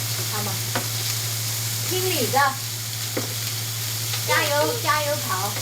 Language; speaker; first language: Chinese; native; Chinese